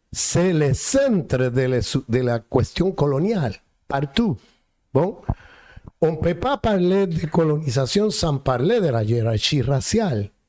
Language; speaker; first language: French; non-native, fluent; Spanish